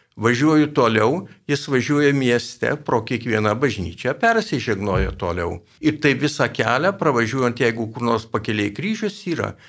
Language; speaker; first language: Lithuanian; native; Lithuanian